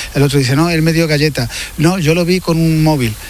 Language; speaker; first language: Spanish; native; Spanish